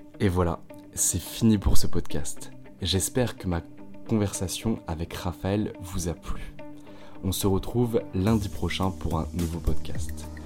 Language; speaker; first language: French; native; French